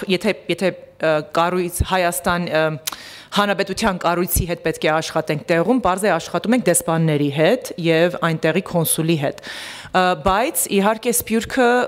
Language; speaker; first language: Armenian; early bilingual, heritage; Armenian